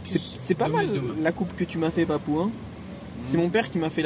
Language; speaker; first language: French; native; French